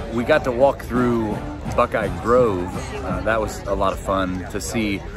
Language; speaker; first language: English; native; English